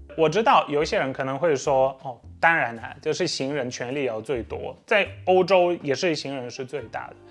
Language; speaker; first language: Chinese; native; Chinese